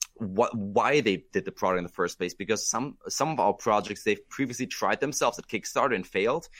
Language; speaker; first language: English; non-native, fluent; German